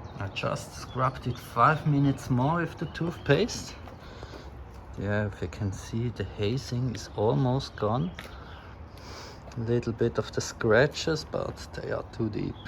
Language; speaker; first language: English; non-native, fluent; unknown